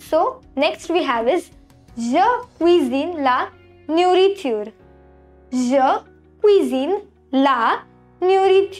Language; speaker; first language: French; non-native, fluent; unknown